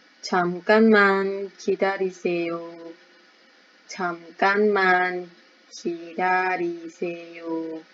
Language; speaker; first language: Korean; non-native, fluent; Thai